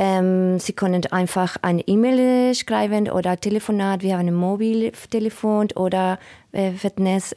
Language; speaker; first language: German; non-native, learner; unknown